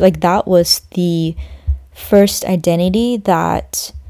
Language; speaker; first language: English; non-native, fluent; Japanese